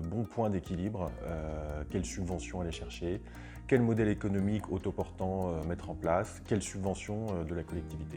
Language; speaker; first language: French; native; French